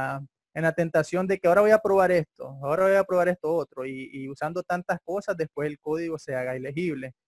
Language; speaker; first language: Spanish; native; Spanish